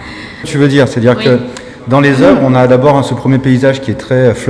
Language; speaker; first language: French; native; French